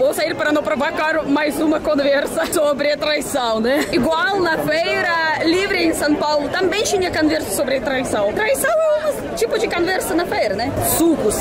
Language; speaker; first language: Portuguese; non-native, fluent; Russian